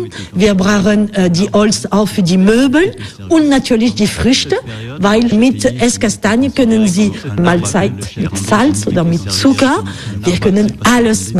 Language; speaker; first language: German; non-native, fluent; French